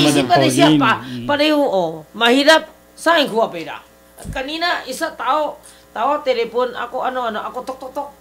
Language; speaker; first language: Filipino; non-native, learner; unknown